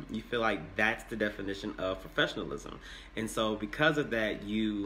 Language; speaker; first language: English; native; English